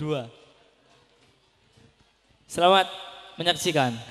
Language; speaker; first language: Indonesian; non-native, local second language; Javanese